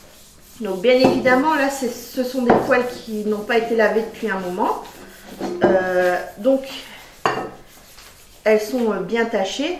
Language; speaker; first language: French; native; French